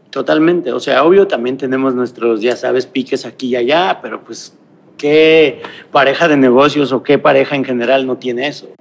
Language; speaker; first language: Spanish; native; Spanish